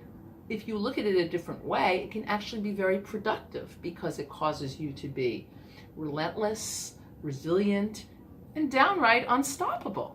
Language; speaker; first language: English; native; English